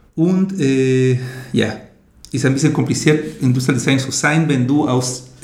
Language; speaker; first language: German; non-native, learner; Spanish